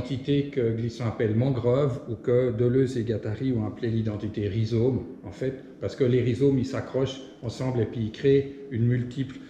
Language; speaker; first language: French; native; French